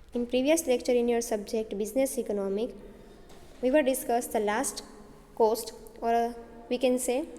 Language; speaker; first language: English; non-native, local second language; Gujarati